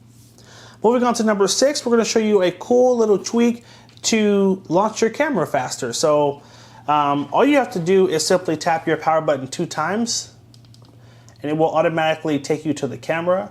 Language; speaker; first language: English; native; English